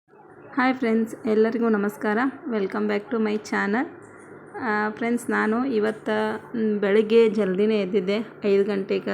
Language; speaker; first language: Kannada; native; Kannada